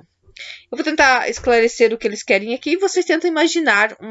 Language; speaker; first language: Portuguese; native; Portuguese